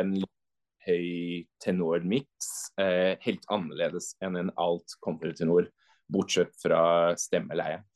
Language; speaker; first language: Norwegian; non-native, fluent; English